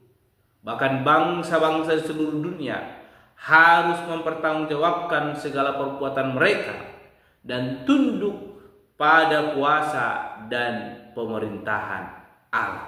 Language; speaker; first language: Indonesian; native; Indonesian